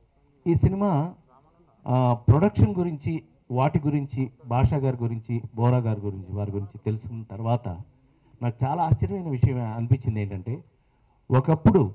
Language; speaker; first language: Telugu; native; Telugu